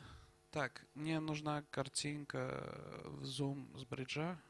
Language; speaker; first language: Russian; native; Russian